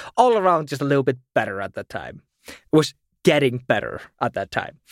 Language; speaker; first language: English; non-native, fluent; German